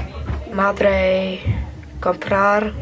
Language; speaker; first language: Spanish; non-native, learner; English